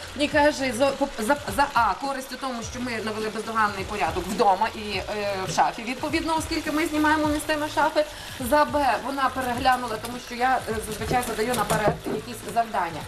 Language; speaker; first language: Ukrainian; native; Ukrainian